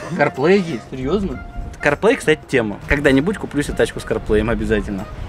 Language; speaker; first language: Russian; native; Russian